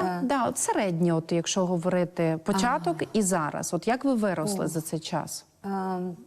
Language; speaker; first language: Ukrainian; native; Ukrainian